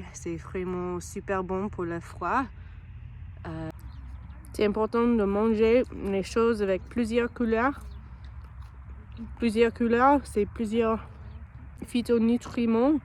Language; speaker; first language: French; non-native, learner; English